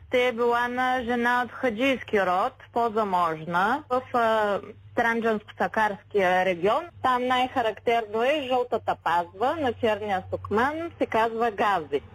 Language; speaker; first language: Bulgarian; native; Bulgarian